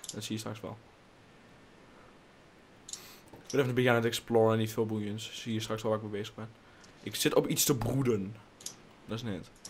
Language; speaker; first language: Dutch; native; Dutch